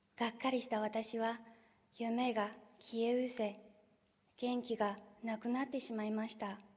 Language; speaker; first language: Japanese; non-native, fluent; Chinese